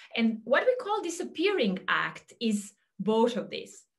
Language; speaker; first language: English; non-native, fluent; Serbian